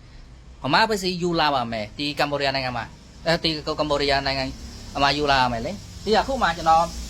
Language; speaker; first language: Burmese; non-native, learner; Khmer